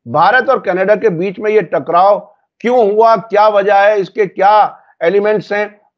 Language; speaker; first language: Hindi; native; Hindi